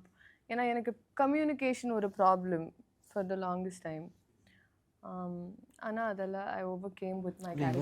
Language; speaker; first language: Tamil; non-native, learner; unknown